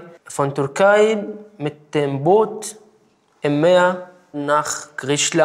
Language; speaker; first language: German; non-native, learner; Arabic